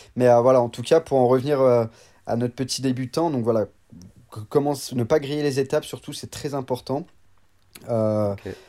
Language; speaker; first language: French; native; French